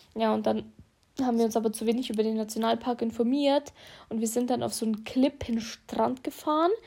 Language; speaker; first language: German; early bilingual, other home language; Russian